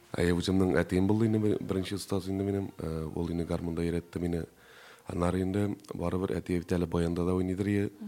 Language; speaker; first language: Tatar; native; Tatar